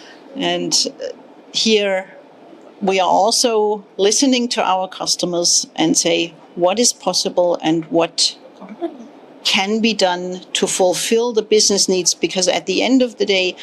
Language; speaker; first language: English; non-native, fluent; German